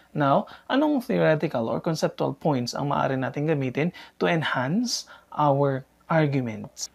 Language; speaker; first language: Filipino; native; Filipino